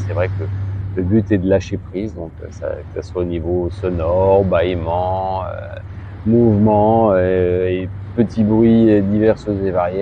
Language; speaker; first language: French; native; French